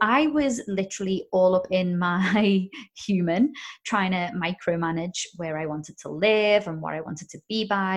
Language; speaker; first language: English; native; English